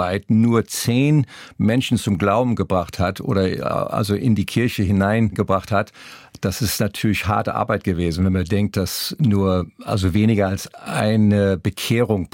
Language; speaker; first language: German; native; German